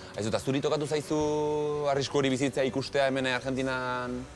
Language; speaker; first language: Basque; native; Basque